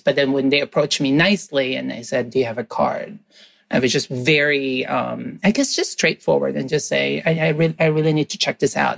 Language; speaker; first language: English; non-native, local second language; Filipino